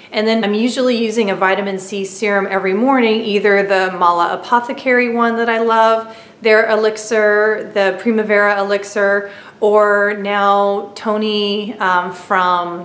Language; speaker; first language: English; native; English